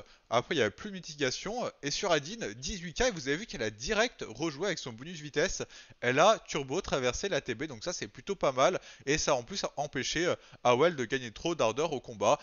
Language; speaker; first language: French; native; French